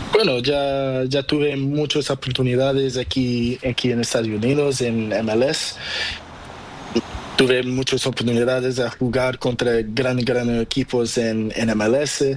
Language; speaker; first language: Spanish; non-native, learner; Portuguese